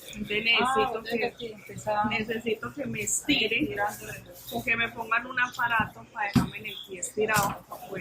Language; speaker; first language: Spanish; native; Spanish